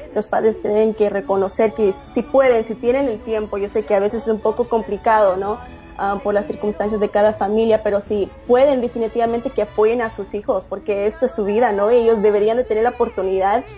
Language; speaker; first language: Spanish; early bilingual, heritage; Spanish